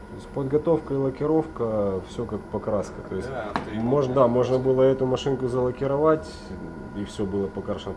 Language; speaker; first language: Russian; native; Russian